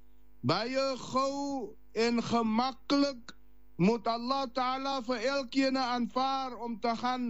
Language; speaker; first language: Dutch; non-native, learner; Afrikaans